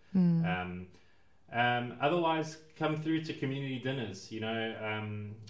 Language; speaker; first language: English; native; English